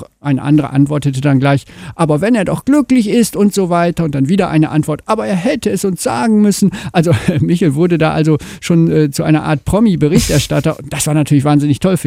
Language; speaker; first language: German; native; German